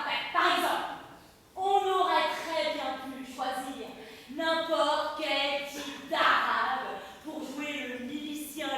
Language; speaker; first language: French; native; French